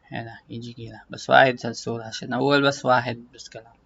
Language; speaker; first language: Arabic; non-native, learner; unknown